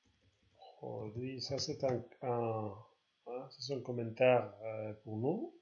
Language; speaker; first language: French; non-native, learner; Spanish